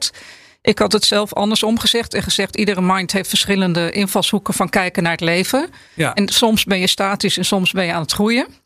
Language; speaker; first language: Dutch; native; Dutch